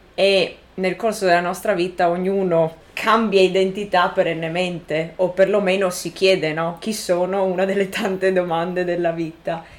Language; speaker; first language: Italian; native; Italian